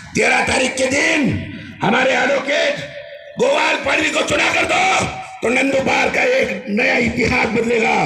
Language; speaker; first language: Hindi; non-native, local second language; Marathi